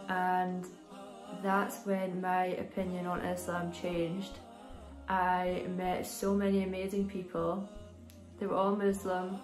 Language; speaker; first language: English; native; English